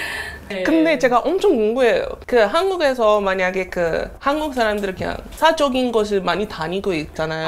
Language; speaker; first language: Korean; non-native, learner; English